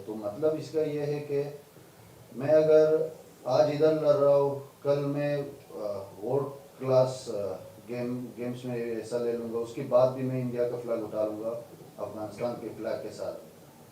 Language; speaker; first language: Hindi; non-native, fluent; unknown